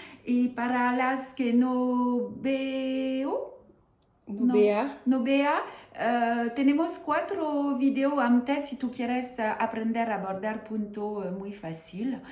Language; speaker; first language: Spanish; non-native, learner; French